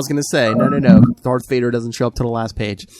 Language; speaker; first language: English; native; English